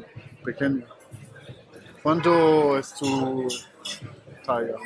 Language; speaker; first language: Spanish; non-native, learner; German